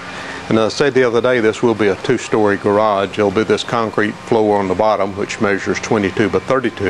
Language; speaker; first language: English; native; English